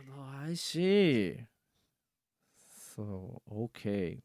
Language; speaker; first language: English; non-native, learner; Japanese